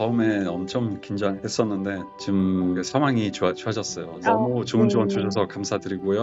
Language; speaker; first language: Korean; non-native, fluent; Italian